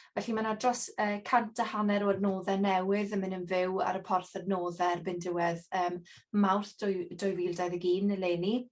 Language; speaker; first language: Welsh; native; Welsh